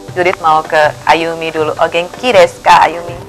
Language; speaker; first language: Indonesian; native; Indonesian